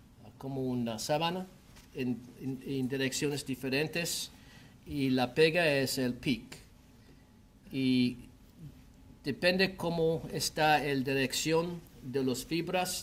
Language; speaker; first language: Spanish; non-native, learner; English